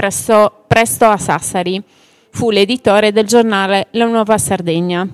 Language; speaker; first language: Italian; native; Italian